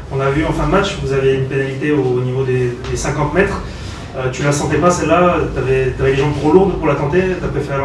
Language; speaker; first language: French; native; French